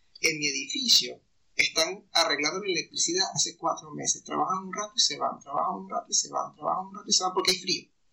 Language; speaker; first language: Spanish; native; Spanish